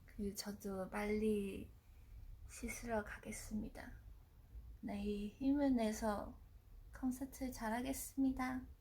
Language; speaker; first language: Korean; non-native, fluent; Japanese